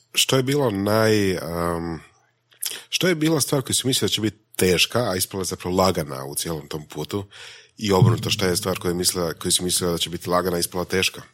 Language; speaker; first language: Croatian; native; Croatian